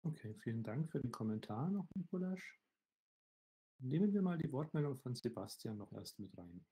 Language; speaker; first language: German; native; German